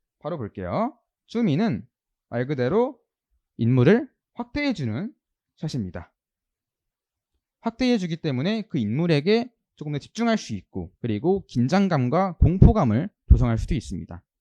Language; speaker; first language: Korean; native; Korean